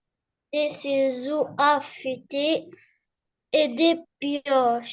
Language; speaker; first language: French; non-native, learner; Arabic